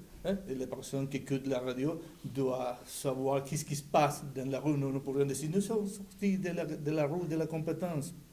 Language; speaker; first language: French; non-native, learner; Spanish